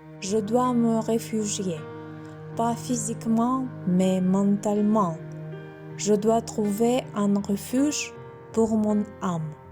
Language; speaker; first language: French; non-native, learner; Russian